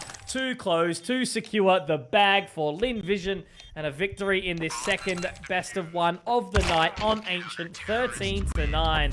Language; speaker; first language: English; native; English